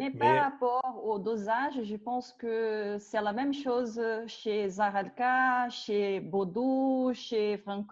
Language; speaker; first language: French; non-native, fluent; Portuguese